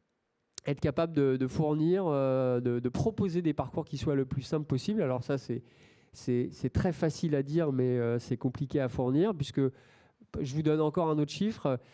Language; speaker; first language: French; native; French